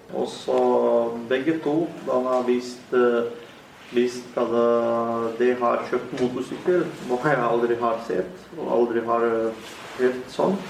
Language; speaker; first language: Norwegian; non-native, learner; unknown